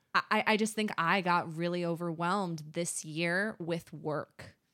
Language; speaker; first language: English; native; English